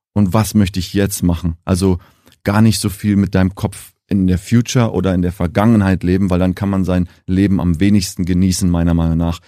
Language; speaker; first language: German; early bilingual, heritage; German